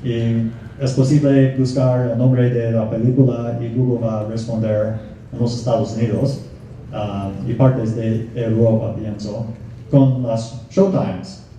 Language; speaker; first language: Spanish; non-native, fluent; English